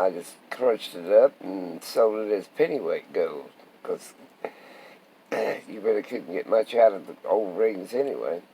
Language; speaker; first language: English; native; English